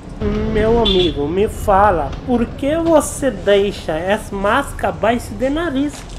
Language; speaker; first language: Portuguese; non-native, learner; Hindi